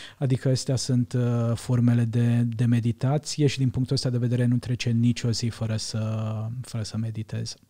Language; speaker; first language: Romanian; non-native, local second language; Hungarian